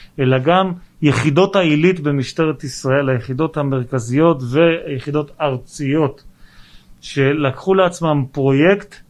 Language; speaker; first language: Hebrew; native; Hebrew